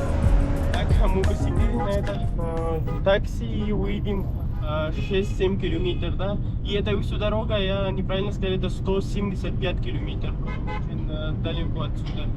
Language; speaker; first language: Russian; non-native, learner; Kyrgyz